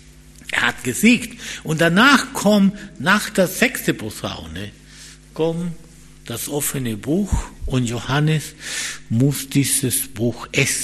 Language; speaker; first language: German; non-native, fluent; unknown